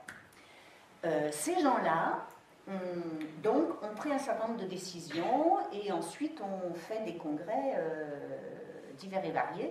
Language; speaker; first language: French; native; French